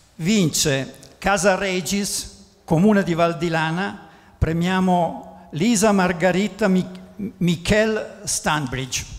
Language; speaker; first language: Italian; native; Italian